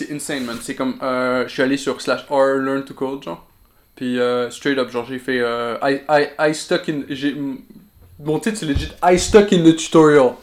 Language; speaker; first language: French; native; French